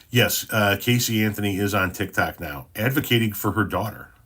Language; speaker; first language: English; native; English